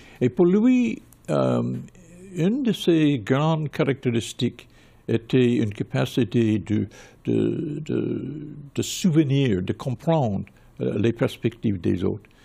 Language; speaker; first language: French; non-native, fluent; English